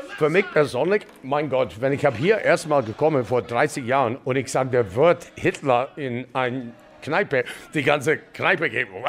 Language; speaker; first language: German; non-native, learner; English